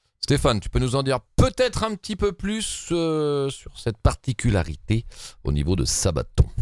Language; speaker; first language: French; native; French